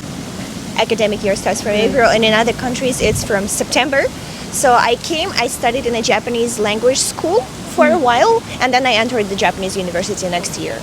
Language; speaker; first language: English; non-native, fluent; Russian